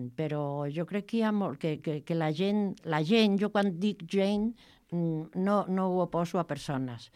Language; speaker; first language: Catalan; non-native, local second language; Spanish